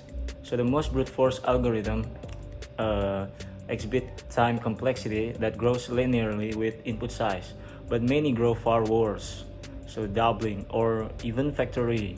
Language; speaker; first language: English; non-native, learner; Indonesian